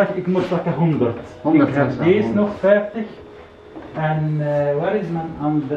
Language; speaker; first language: Dutch; non-native, learner; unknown